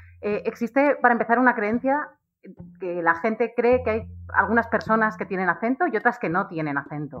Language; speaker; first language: Spanish; native; Spanish